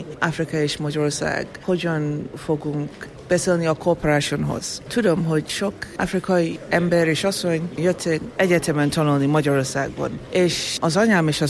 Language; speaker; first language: Hungarian; early bilingual, heritage; Hungarian